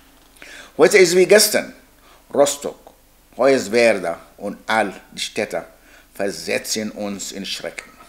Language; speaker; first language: German; non-native, learner; Arabic